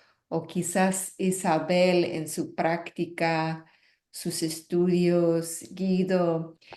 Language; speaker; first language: Spanish; non-native, fluent; English